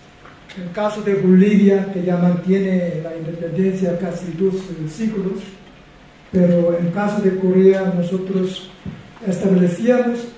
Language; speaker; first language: Spanish; non-native, fluent; Korean